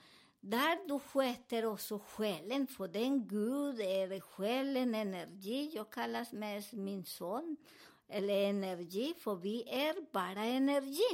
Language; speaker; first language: Swedish; non-native, learner; Spanish